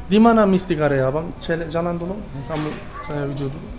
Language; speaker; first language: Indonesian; non-native, learner; Turkish